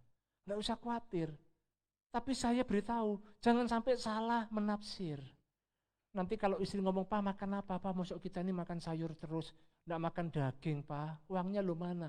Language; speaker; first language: Indonesian; native; Indonesian